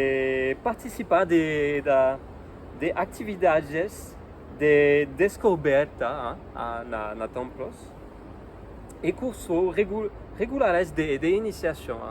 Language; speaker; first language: Portuguese; non-native, learner; French